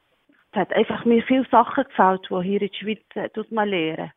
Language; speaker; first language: German; non-native, learner; Arabic